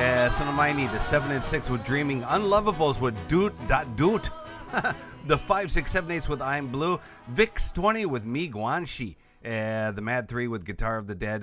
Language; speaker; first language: English; native; English